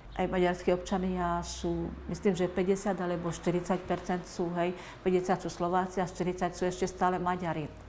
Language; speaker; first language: Slovak; non-native, local second language; Hungarian